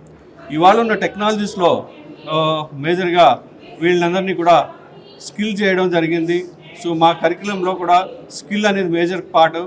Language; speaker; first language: Telugu; native; Telugu